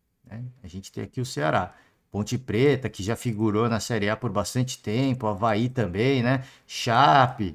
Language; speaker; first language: Portuguese; native; Portuguese